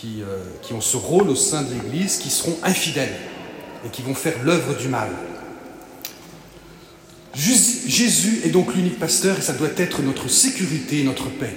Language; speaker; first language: French; native; French